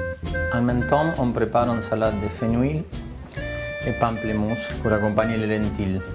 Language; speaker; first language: French; non-native, fluent; Spanish